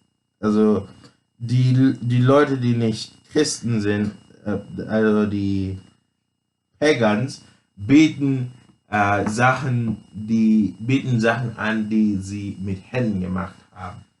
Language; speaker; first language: German; non-native, fluent; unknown